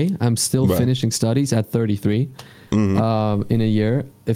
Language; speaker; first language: English; non-native, fluent; Swiss German